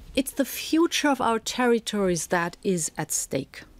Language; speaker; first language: English; non-native, fluent; German